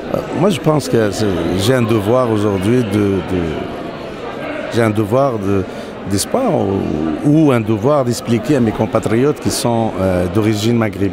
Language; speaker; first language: French; non-native, local second language; Arabic